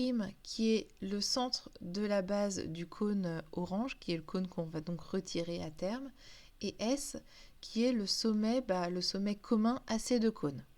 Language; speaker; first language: French; native; French